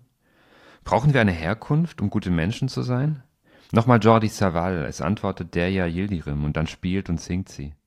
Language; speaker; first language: German; native; German